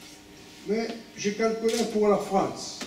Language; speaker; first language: French; non-native, fluent; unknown